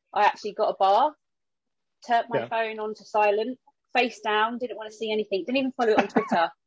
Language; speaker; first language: English; native; English